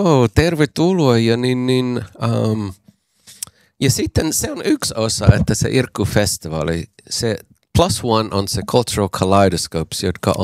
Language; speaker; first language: Finnish; non-native, fluent; English